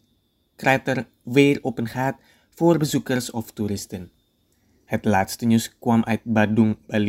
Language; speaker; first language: Dutch; non-native, fluent; Indonesian